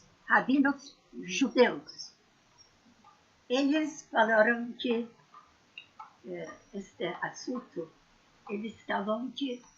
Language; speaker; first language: Portuguese; non-native, fluent; Persian